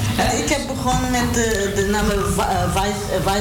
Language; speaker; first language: Dutch; non-native, learner; Portuguese